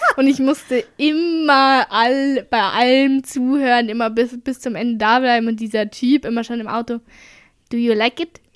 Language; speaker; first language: German; native; German